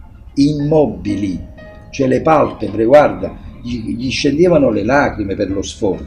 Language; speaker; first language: Italian; native; Italian